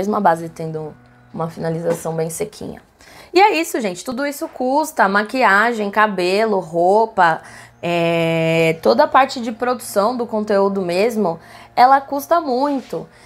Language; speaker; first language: Portuguese; native; Portuguese